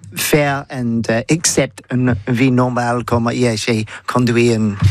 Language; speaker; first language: French; non-native, learner; English